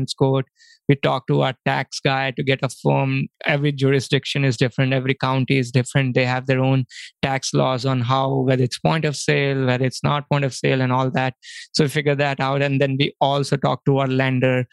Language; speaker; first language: English; non-native, local second language; Hindi